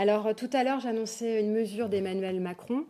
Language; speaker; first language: French; native; French